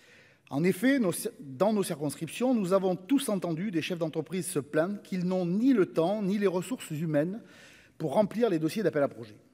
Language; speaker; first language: French; native; French